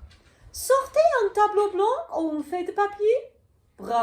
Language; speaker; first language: French; non-native, fluent; English